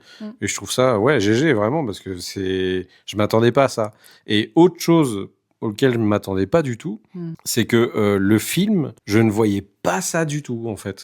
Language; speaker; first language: French; native; French